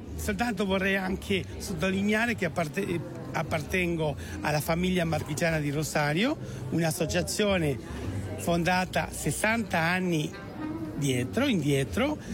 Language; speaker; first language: Italian; early bilingual, heritage; Italian